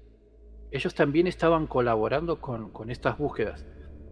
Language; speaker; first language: Spanish; native; Spanish